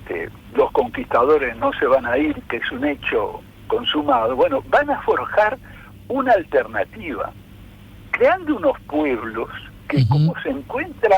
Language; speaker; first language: Spanish; native; Spanish